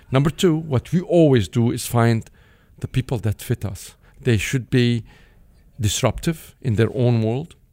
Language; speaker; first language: English; non-native, fluent; Arabic